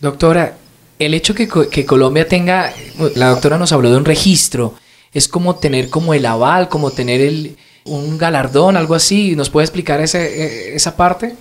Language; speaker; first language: Spanish; native; Spanish